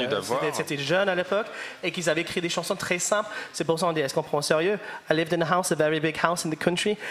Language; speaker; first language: French; non-native, fluent; English